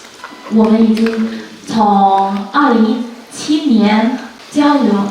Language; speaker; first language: Chinese; non-native, local second language; Indonesian